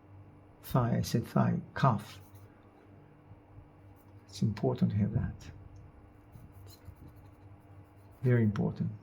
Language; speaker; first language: English; non-native, fluent; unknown